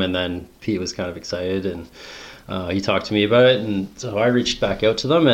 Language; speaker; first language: English; native; English